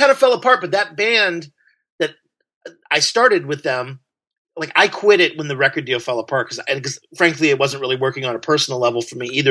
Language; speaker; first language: English; native; English